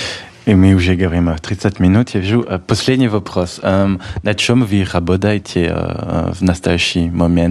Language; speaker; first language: Russian; non-native, learner; French